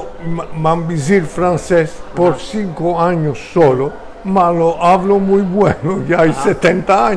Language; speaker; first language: Spanish; early bilingual, heritage; Ladino